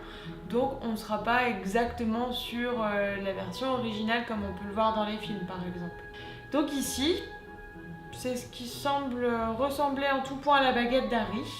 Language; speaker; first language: French; native; French